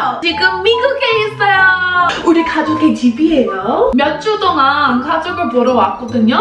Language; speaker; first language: Korean; non-native, fluent; English